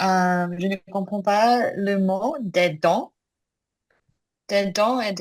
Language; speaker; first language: French; non-native, learner; Korean